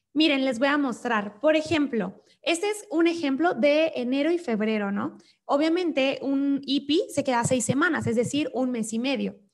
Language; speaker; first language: Spanish; native; Spanish